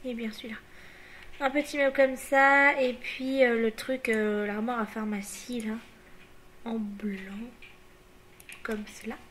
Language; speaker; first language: French; native; French